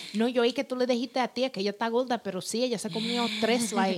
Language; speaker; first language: Spanish; early bilingual, heritage; Spanish